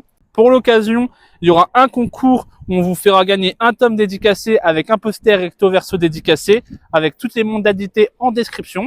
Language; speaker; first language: French; native; French